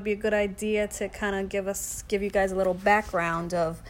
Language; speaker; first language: English; native; English